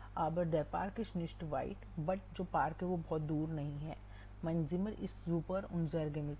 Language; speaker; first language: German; non-native, fluent; Hindi